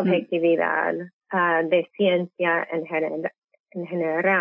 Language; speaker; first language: Spanish; non-native, fluent; English